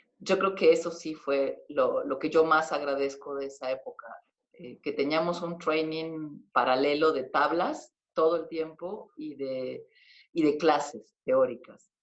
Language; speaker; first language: Spanish; native; Spanish